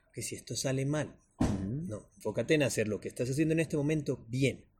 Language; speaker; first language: Spanish; native; Spanish